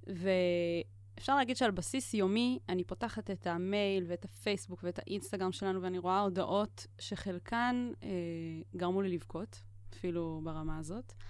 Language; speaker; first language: Hebrew; native; Hebrew